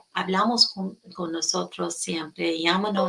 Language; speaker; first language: Spanish; non-native, fluent; English